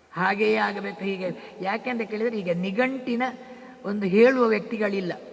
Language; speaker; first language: Kannada; non-native, local second language; Tulu